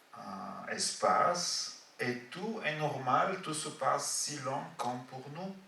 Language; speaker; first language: French; non-native, fluent; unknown